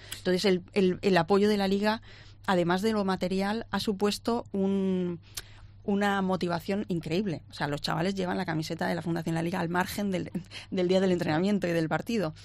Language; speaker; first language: Spanish; native; Spanish